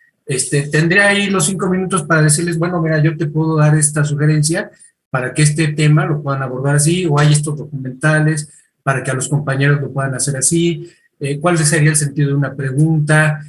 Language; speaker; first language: Spanish; native; Spanish